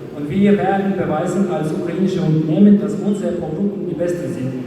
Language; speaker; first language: German; non-native, learner; Ukrainian